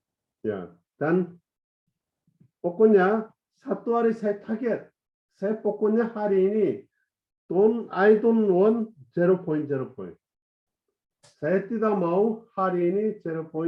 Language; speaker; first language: Indonesian; non-native, fluent; Korean